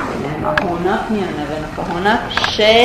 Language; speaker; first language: Hungarian; non-native, learner; Hebrew